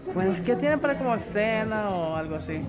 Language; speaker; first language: Spanish; non-native, learner; English